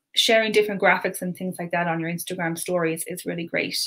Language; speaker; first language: English; native; English